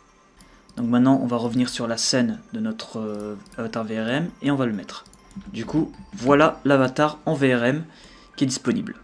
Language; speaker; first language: French; native; French